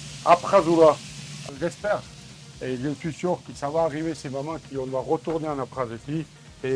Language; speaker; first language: French; non-native, learner; Georgian